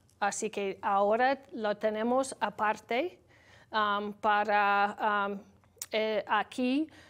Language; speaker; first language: Spanish; non-native, learner; English